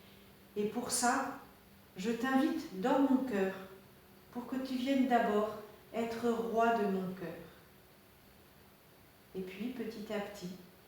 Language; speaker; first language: French; native; French